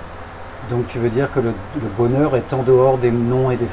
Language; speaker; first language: French; native; French